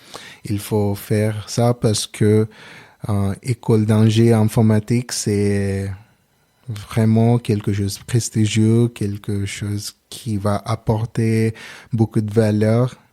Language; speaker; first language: French; non-native, learner; Telugu